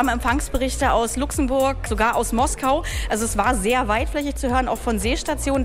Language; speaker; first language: German; native; German